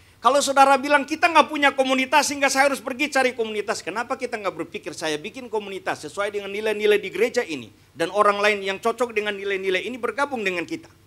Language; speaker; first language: Indonesian; native; Indonesian